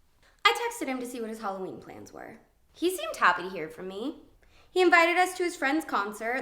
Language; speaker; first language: English; native; English